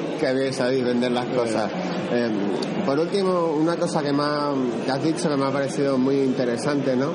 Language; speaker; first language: Spanish; native; Spanish